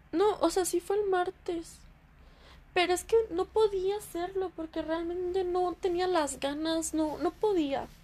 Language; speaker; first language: Spanish; early bilingual, heritage; Spanish